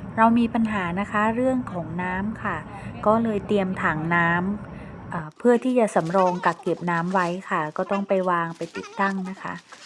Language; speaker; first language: Thai; non-native, local second language; Northern Khmer